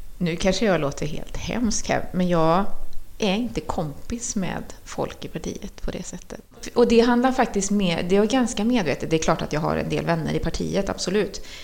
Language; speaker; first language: Swedish; early bilingual, other home language; Spanish